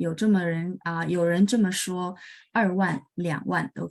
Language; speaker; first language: Chinese; non-native, fluent; Indonesian